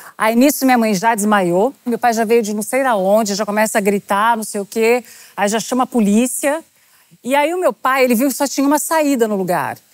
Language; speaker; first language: Portuguese; native; Portuguese